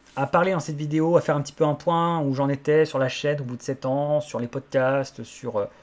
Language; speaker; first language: French; native; French